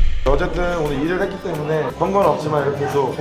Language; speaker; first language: Korean; native; Korean